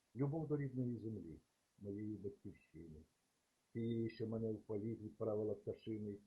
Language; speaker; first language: Ukrainian; native; Ukrainian